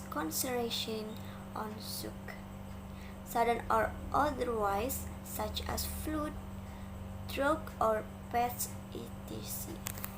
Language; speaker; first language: English; non-native, learner; Indonesian